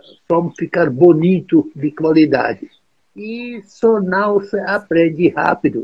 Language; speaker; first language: Portuguese; non-native, fluent; Czech